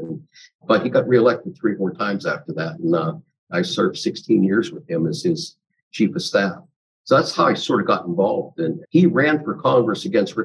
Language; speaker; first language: English; native; English